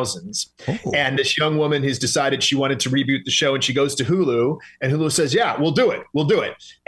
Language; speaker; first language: English; native; English